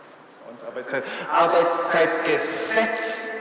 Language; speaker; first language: German; native; German